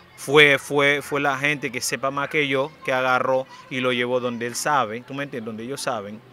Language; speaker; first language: Spanish; non-native, fluent; Haitian Creole